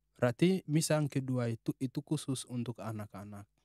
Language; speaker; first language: Indonesian; non-native, fluent; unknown